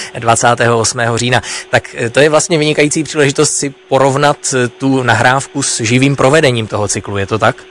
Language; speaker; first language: Czech; native; Czech